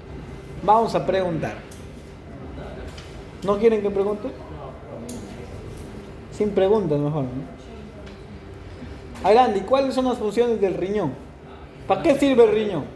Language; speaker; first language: Spanish; native; Spanish